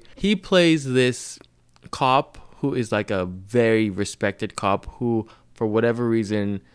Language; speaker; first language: English; non-native, local second language; Yoruba